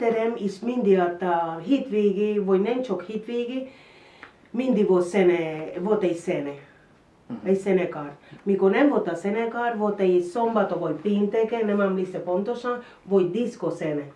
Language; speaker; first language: Hungarian; non-native, learner; Spanish